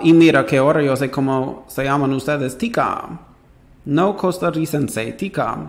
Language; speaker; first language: Spanish; non-native, fluent; English